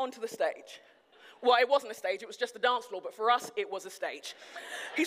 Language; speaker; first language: English; native; English